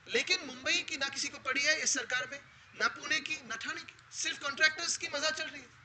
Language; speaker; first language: Hindi; non-native, local second language; Marathi